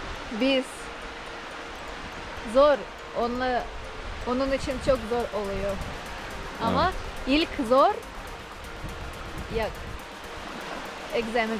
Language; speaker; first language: Turkish; non-native, learner; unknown